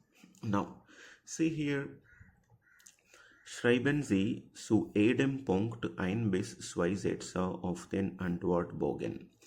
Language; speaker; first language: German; non-native, fluent; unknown